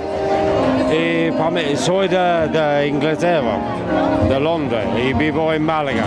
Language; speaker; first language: Spanish; non-native, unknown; English